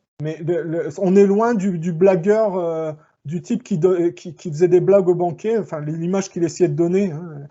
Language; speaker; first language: French; native; French